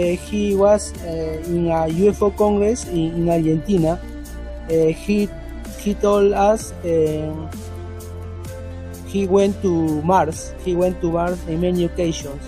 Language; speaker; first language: English; non-native, learner; Spanish